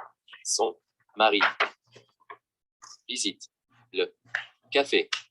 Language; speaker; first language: French; non-native, learner; Vietnamese